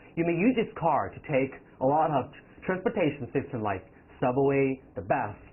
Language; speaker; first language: English; non-native, fluent; Chinese